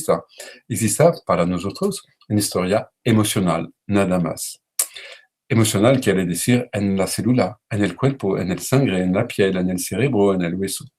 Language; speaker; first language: Spanish; non-native, learner; French